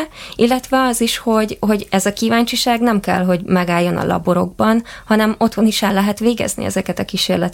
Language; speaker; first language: Hungarian; native; Hungarian